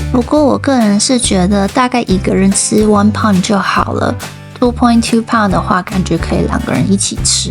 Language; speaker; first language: Chinese; native; Chinese